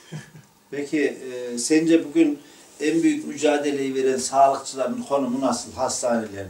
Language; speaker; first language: Turkish; native; Turkish